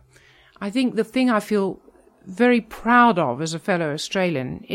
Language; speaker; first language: English; native; English